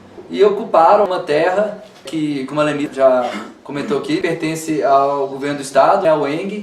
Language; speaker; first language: Portuguese; native; Portuguese